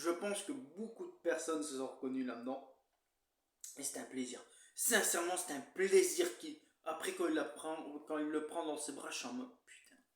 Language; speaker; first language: French; native; French